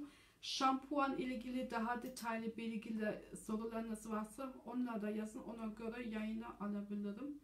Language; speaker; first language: Turkish; early bilingual, heritage; German